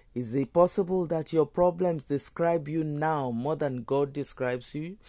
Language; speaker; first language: English; non-native, local second language; Yoruba